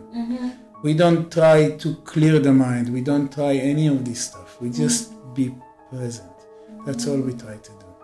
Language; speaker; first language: English; non-native, fluent; Hebrew